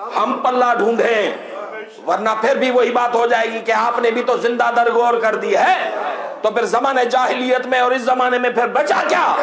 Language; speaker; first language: Urdu; non-native, local second language; Sindhi